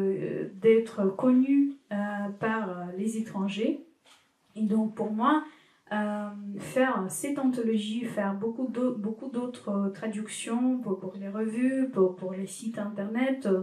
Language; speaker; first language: French; non-native, fluent; Ukrainian